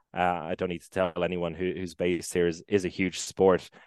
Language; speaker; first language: English; native; English